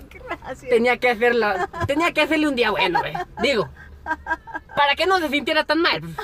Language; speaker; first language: Spanish; native; Spanish